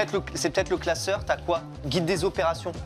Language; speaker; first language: French; native; French